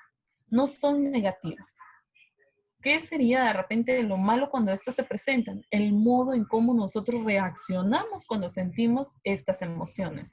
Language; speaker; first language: Spanish; native; Spanish